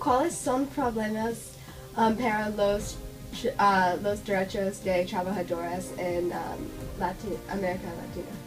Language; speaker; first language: Spanish; non-native, learner; English